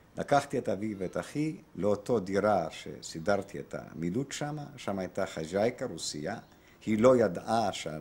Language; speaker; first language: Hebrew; non-native, fluent; Polish